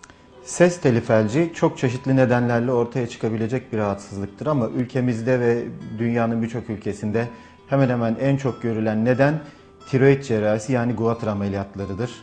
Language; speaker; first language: Turkish; native; Turkish